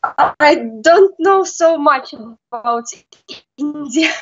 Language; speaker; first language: English; non-native, learner; Russian